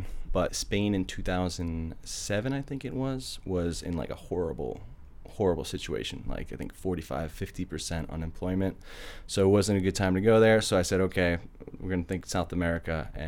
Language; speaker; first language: English; native; English